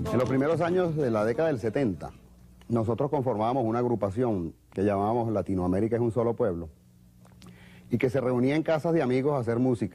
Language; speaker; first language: Spanish; native; Spanish